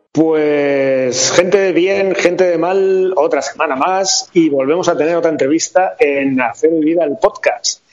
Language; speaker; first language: Spanish; native; Spanish